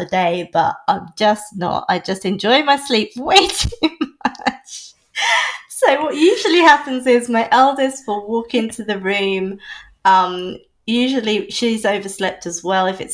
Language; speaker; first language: English; native; English